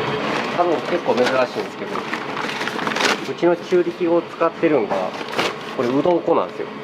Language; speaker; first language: Japanese; native; Japanese